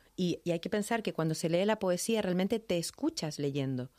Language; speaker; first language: Spanish; native; Spanish